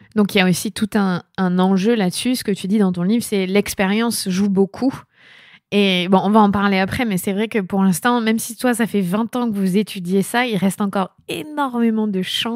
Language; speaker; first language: French; native; French